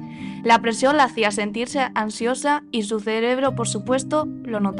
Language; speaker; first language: Spanish; native; Spanish